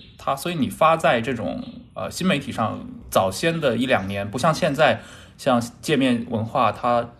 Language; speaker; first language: Chinese; native; Chinese